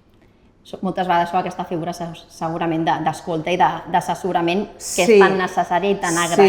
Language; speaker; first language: Catalan; native; Catalan